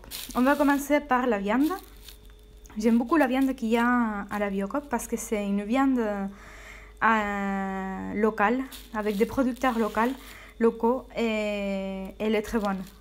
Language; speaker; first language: French; non-native, fluent; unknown